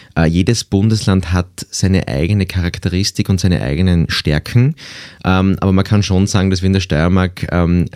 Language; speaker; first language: German; native; German